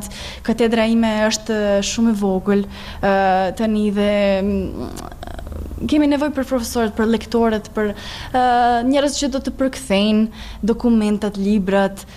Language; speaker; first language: Albanian; non-native, learner; Serbian